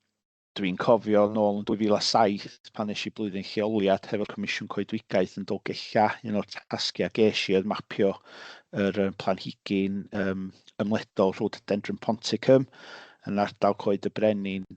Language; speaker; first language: Welsh; native; Welsh